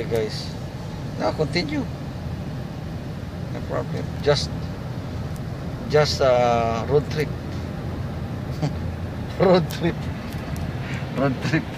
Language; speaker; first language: English; non-native, local second language; Filipino